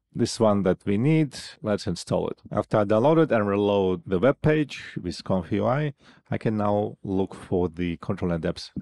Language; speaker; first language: English; non-native, fluent; Russian